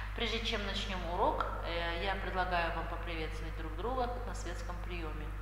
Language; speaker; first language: Russian; non-native, local second language; Kazakh